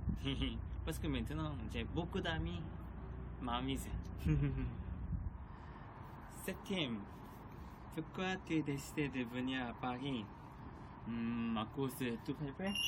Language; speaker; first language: French; non-native, learner; Korean